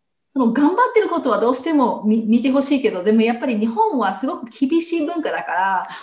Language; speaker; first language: Japanese; non-native, fluent; English